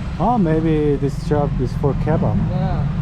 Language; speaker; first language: English; non-native, learner; Korean